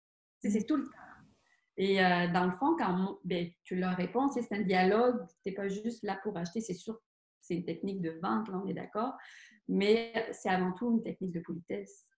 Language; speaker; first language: French; native; French